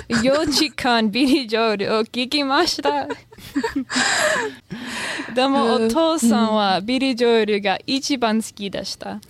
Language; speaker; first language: Japanese; non-native, learner; English